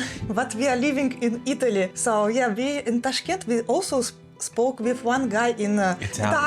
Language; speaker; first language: English; non-native, fluent; Russian